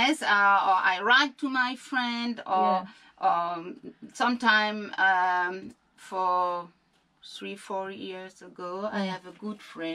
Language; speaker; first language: English; non-native, learner; French